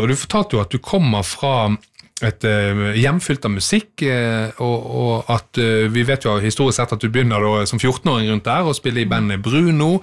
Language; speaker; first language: Norwegian; native; Norwegian